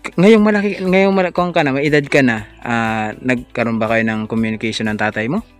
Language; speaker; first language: Filipino; non-native, local second language; Cebuano